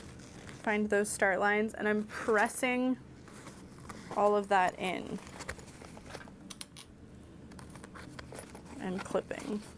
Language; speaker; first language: English; native; English